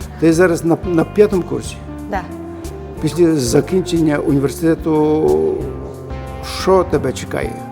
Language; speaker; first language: Ukrainian; non-native, fluent; Bulgarian